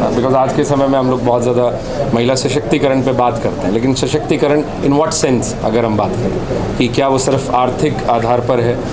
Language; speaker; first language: Hindi; native; Hindi